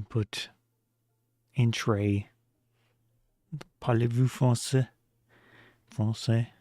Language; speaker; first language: French; non-native, learner; English